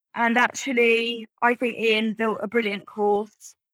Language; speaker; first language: English; native; English